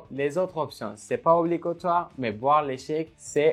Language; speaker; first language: French; non-native, fluent; Turkish